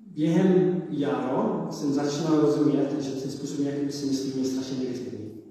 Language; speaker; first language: Czech; non-native, learner; English